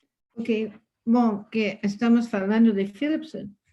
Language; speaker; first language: Portuguese; non-native, fluent; English